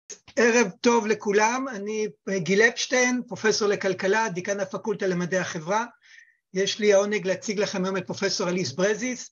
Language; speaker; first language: Hebrew; native; Hebrew